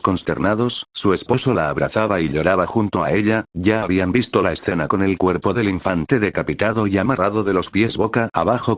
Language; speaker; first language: Spanish; native; Spanish